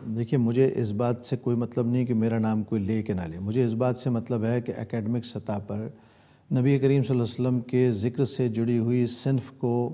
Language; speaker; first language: Urdu; native; Urdu